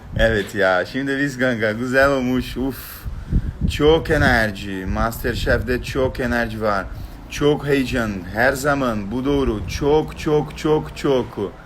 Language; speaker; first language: Turkish; non-native, learner; Portuguese